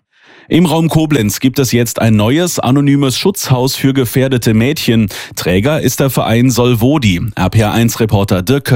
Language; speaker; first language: German; native; German